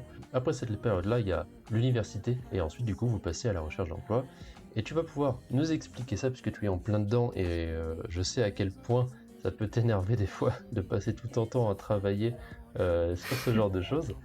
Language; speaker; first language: French; native; French